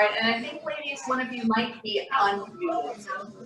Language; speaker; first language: English; native; English